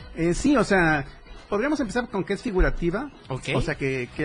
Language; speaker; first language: Spanish; native; Spanish